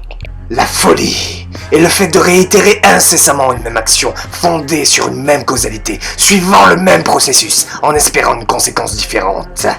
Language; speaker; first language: French; native; French